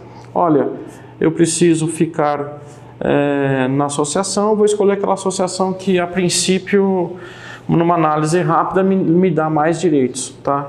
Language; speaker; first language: Portuguese; native; Portuguese